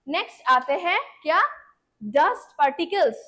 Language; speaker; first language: Hindi; non-native, local second language; Bangla